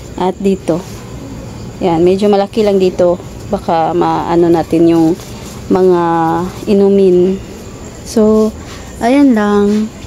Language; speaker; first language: Filipino; non-native, local second language; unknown